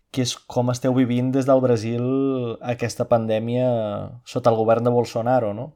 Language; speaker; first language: Catalan; non-native, fluent; Portuguese